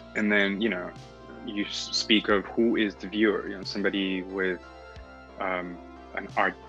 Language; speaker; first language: English; non-native, fluent; Spanish